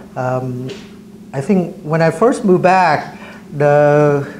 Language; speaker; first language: English; early bilingual, other home language; Vietnamese